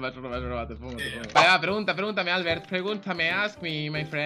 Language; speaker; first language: Spanish; native; Spanish